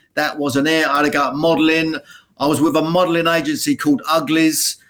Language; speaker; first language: English; native; English